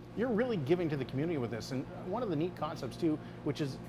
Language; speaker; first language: English; native; English